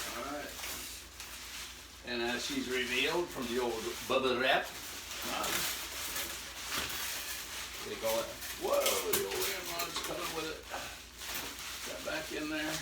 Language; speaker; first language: English; native; English